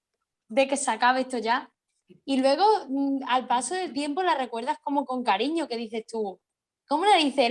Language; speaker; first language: Spanish; native; Spanish